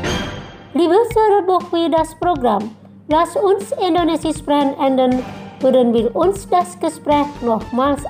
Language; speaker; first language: German; non-native, fluent; Indonesian